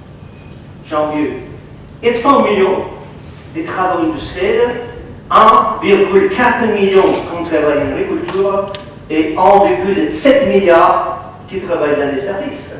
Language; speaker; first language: French; non-native, fluent; Catalan